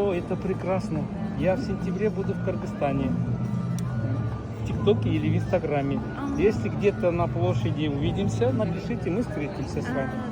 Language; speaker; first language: Russian; non-native, local second language; Kyrgyz